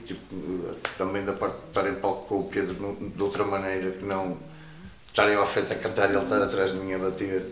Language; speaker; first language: Portuguese; native; Portuguese